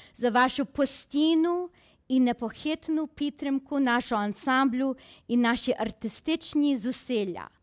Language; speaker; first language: Ukrainian; early bilingual, heritage; Ukrainian